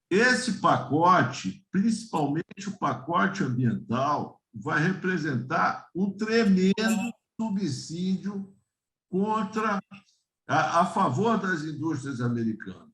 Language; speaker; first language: Portuguese; native; Portuguese